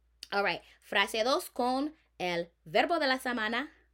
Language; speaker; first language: Spanish; non-native, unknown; English